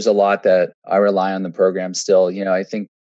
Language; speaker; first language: English; native; English